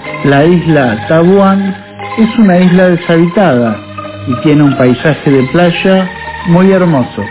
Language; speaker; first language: Spanish; non-native, fluent; Indonesian